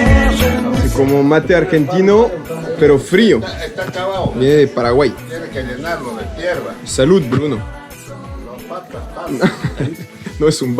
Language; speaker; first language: Spanish; non-native, fluent; French